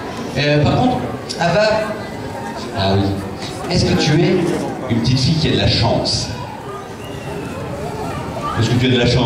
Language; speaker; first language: French; native; French